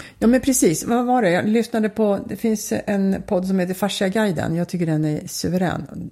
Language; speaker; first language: Swedish; early bilingual, other home language; Finnish